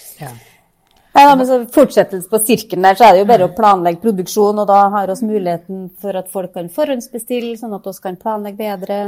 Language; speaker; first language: Norwegian; native; Norwegian